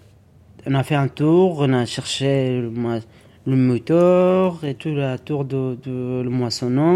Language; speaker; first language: French; non-native, learner; Arabic